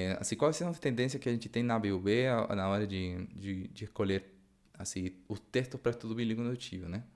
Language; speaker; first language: Portuguese; non-native, fluent; Spanish